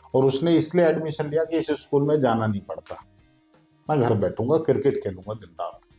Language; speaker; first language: Hindi; native; Hindi